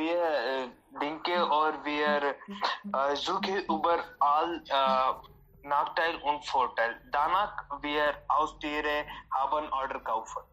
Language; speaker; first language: German; non-native, learner; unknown